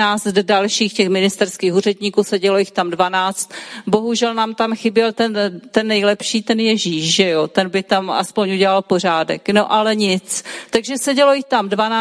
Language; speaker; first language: Czech; native; Czech